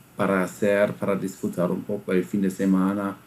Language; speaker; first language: Spanish; non-native, fluent; German